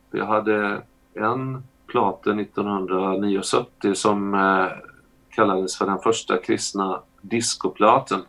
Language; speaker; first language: Swedish; native; Swedish